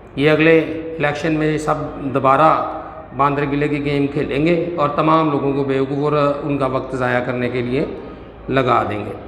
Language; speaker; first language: Urdu; non-native, local second language; Punjabi